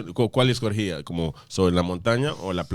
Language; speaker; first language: Spanish; early bilingual, other home language; English